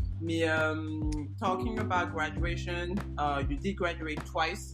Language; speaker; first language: English; non-native, fluent; French